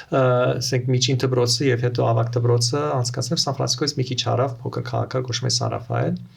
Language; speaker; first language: Armenian; early bilingual, heritage; Armenian